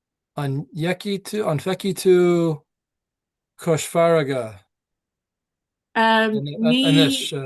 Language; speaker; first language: Irish; non-native, learner; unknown